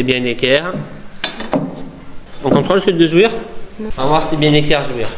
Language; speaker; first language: French; native; French